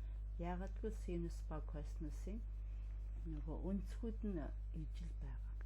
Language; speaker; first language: Mongolian; native; Mongolian